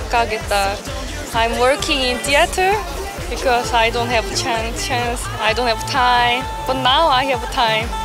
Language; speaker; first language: English; non-native, learner; Korean